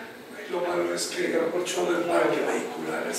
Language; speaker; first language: Spanish; native; Spanish